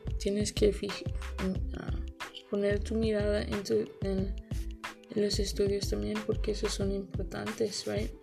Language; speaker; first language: Spanish; early bilingual, heritage; Spanish